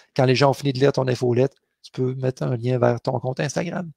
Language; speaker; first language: French; native; French